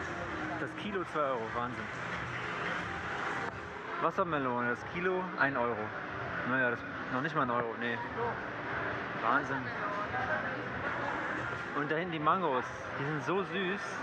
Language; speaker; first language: German; native; German